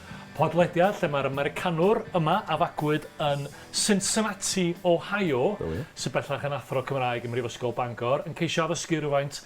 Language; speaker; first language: Welsh; native; Welsh